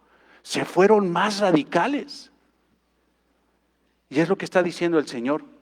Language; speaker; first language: Spanish; native; Spanish